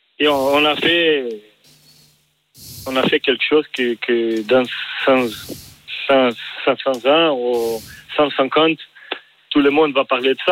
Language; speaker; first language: French; non-native, learner; Portuguese